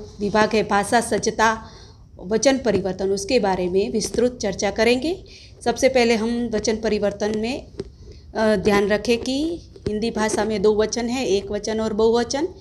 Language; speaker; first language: Hindi; non-native, local second language; Gujarati